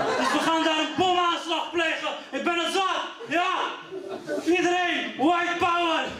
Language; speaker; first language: Dutch; early bilingual, other home language; Riffian